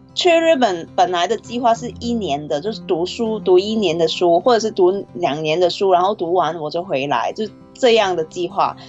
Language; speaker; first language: Chinese; non-native, fluent; Cantonese